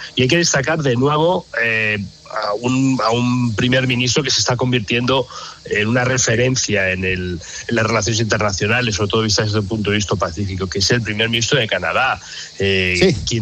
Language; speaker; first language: Spanish; native; Spanish